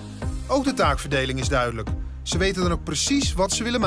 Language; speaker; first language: Dutch; native; Dutch